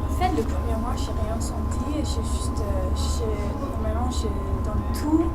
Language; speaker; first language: French; non-native, learner; Danish